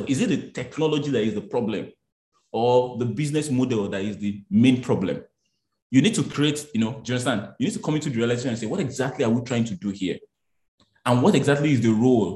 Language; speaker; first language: English; non-native, local second language; Yoruba